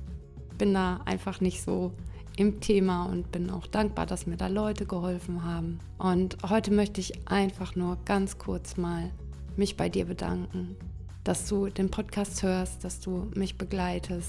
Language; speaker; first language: German; native; German